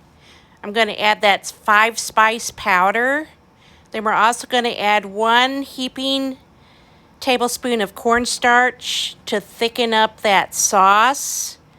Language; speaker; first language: English; native; English